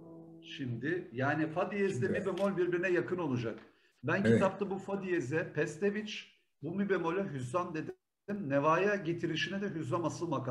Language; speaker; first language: Turkish; native; Turkish